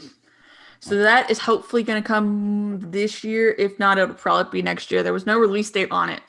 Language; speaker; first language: English; native; English